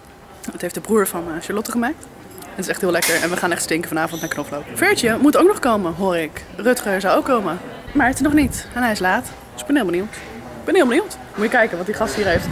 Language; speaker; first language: Dutch; native; Dutch